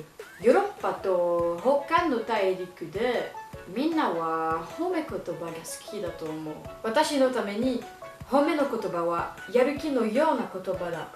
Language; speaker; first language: Japanese; non-native, learner; French